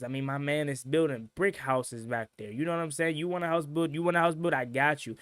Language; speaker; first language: English; native; English